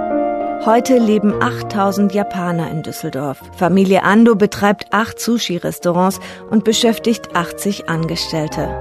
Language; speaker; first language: German; native; German